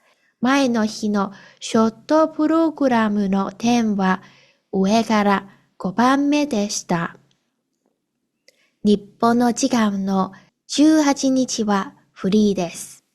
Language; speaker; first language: Japanese; non-native, fluent; Cantonese